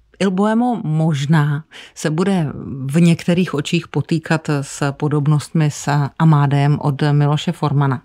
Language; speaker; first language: Czech; native; Czech